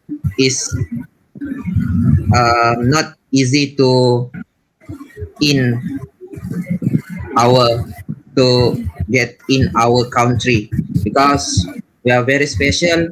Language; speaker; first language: English; non-native, learner; Malay